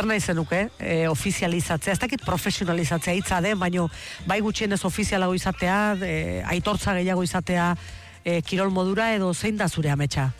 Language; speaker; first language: Basque; native; Basque